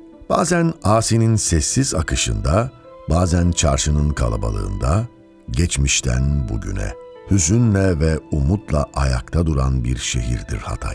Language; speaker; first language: Turkish; native; Turkish